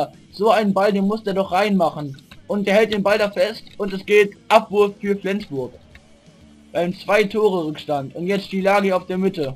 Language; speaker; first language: German; native; German